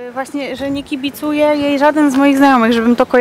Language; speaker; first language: Polish; native; Polish